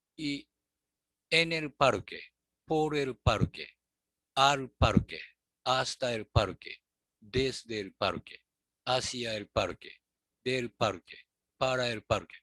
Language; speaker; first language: Spanish; non-native, learner; Japanese